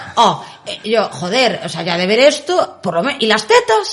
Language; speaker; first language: Spanish; native; Spanish